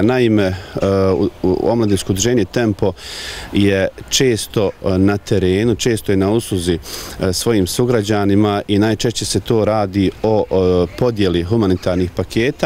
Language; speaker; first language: Croatian; native; Croatian